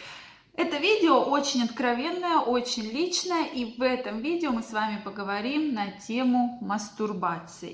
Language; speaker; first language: Russian; native; Russian